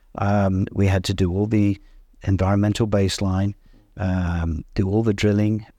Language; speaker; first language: English; native; English